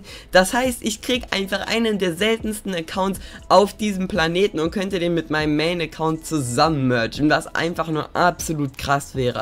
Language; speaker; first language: German; native; German